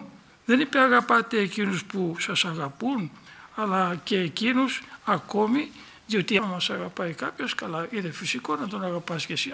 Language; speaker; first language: Greek; native; Greek